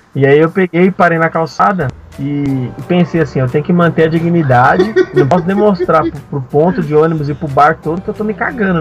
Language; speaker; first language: Portuguese; native; Portuguese